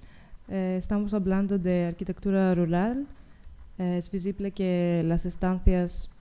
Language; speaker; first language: Spanish; non-native, learner; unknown